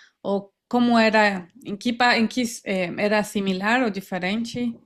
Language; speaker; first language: Portuguese; non-native, fluent; Spanish